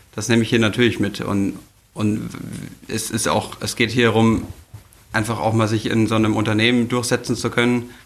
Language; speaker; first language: German; native; German